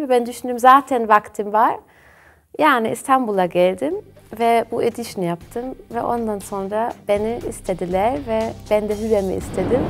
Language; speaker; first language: Turkish; early bilingual, heritage; Turkish